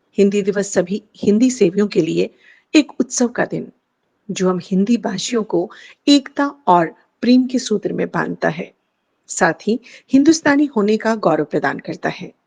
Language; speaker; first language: Hindi; native; Hindi